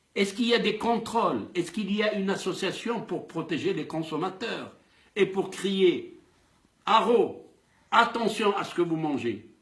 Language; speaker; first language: French; non-native, local second language; Arabic